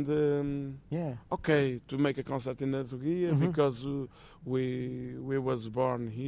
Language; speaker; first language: English; non-native, fluent; Portuguese